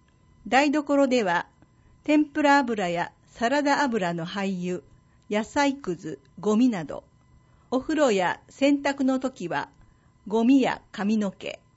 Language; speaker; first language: Japanese; native; Japanese